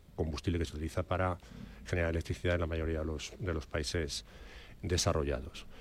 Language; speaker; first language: Spanish; native; Spanish